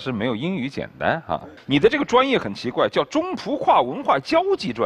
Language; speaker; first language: Chinese; native; Chinese